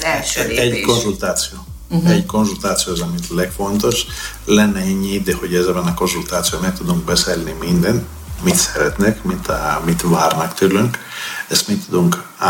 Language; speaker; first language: Hungarian; non-native, fluent; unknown